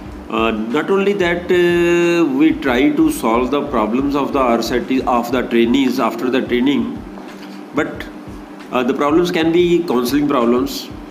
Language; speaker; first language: English; non-native, local second language; Punjabi